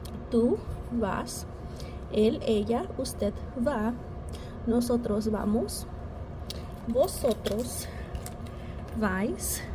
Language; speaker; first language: Spanish; non-native, fluent; English